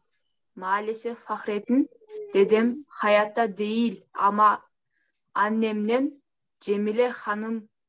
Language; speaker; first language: Turkish; non-native, learner; Kyrgyz